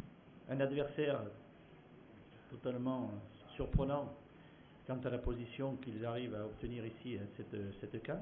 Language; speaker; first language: French; native; French